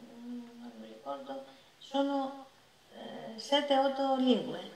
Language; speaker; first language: Italian; non-native, learner; Greek